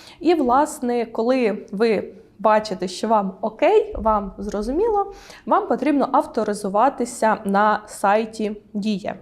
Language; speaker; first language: Ukrainian; native; Ukrainian